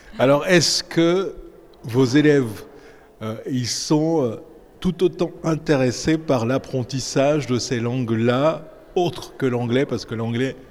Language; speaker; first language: French; native; French